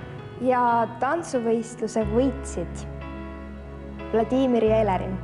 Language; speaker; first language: Estonian; native; Estonian